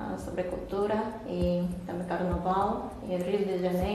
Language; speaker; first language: Portuguese; non-native, fluent; Korean